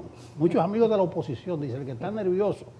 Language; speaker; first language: Spanish; native; Spanish